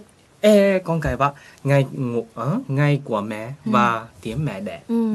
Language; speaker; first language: Japanese; non-native, fluent; Vietnamese